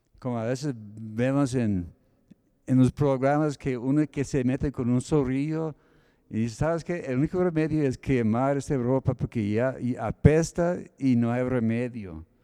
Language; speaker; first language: Spanish; non-native, fluent; English